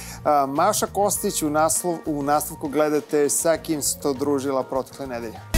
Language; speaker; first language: Serbian; native; Serbian